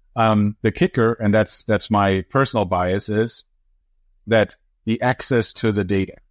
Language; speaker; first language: English; non-native, fluent; German